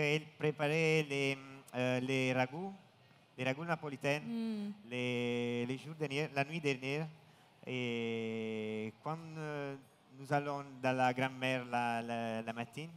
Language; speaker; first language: French; non-native, learner; Italian